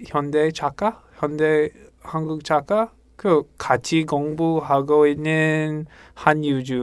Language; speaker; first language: Korean; non-native, learner; English